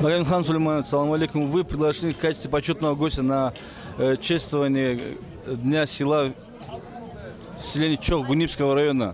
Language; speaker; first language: Russian; native; Russian